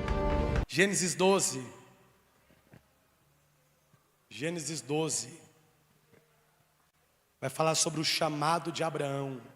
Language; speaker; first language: Portuguese; native; Portuguese